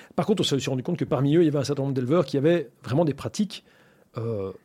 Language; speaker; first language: French; native; French